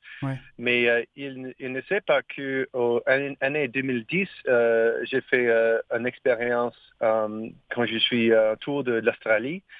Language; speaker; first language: French; non-native, learner; English